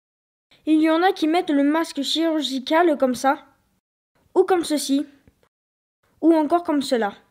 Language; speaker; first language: French; native; French